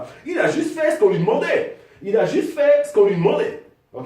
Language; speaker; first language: French; native; French